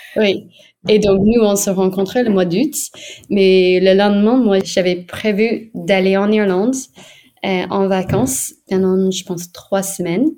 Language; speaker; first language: French; non-native, fluent; English